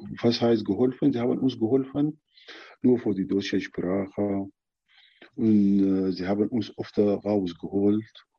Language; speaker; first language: German; non-native, learner; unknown